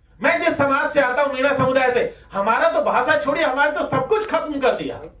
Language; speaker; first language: Hindi; non-native, local second language; Rajasthani